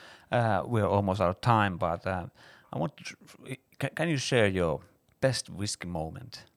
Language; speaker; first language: English; non-native, fluent; Finnish